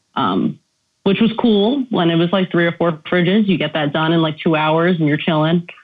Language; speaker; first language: English; native; English